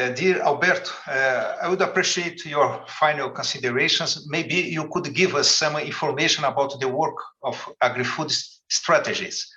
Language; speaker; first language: English; non-native, fluent; Portuguese